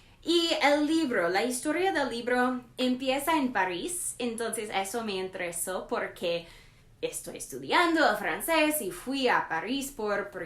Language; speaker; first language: Spanish; non-native, learner; English